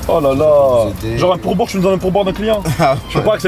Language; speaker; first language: French; native; French